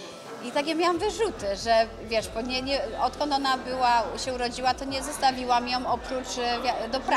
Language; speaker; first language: Polish; early bilingual, other home language; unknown